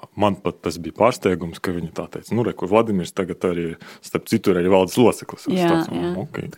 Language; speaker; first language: Latvian; non-native, local second language; Russian